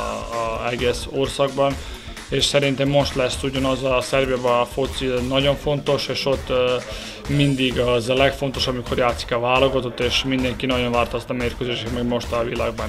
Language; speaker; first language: Hungarian; non-native, learner; Serbian